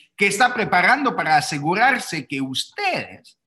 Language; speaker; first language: Spanish; non-native, fluent; English